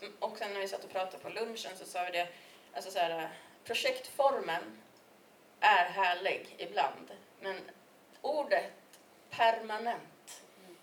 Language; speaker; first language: Swedish; native; Swedish